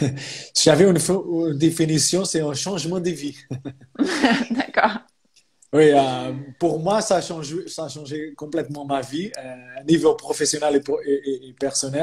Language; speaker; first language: French; non-native, fluent; Portuguese